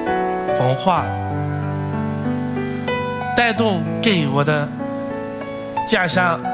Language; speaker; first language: Chinese; non-native, fluent; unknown